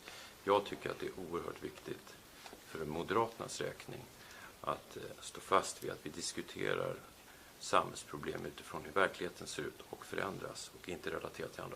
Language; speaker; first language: Swedish; native; Swedish